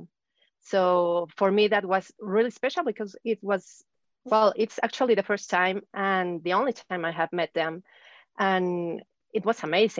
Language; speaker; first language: English; native; English